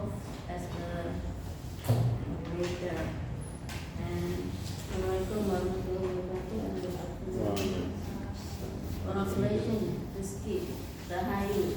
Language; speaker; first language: English; non-native, fluent; Indonesian